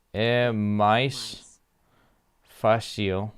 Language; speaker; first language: Portuguese; non-native, learner; English